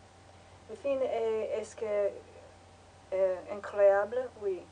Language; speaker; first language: French; non-native, learner; English